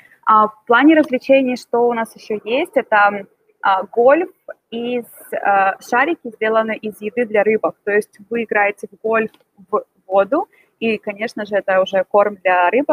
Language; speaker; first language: Russian; native; Russian